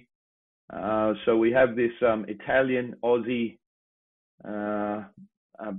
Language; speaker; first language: English; native; English